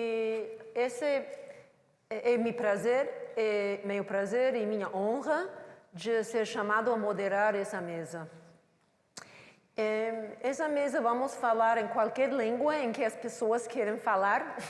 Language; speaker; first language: Portuguese; non-native, learner; English